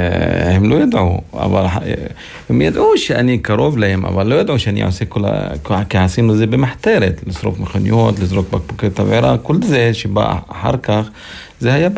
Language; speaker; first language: Hebrew; non-native, local second language; Arabic